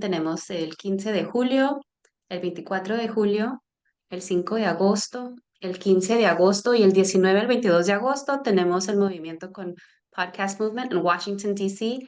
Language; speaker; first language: Spanish; early bilingual, heritage; Spanish